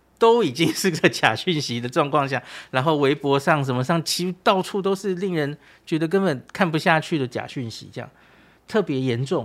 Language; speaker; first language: Chinese; native; Chinese